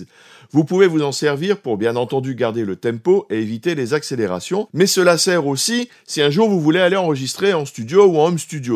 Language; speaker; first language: French; native; French